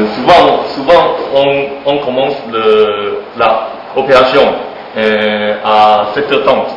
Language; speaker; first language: French; non-native, fluent; Chinese